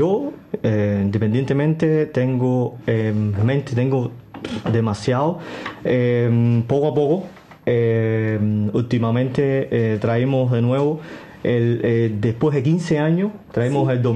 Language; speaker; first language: Spanish; native; Spanish